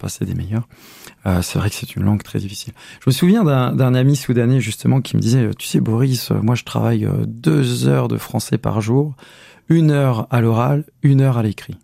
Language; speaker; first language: French; native; French